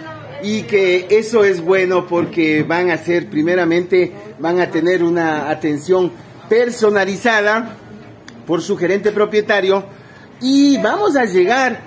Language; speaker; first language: Spanish; native; Spanish